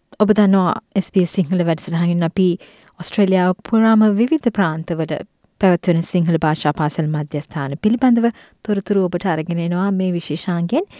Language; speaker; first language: Sinhala; native; Sinhala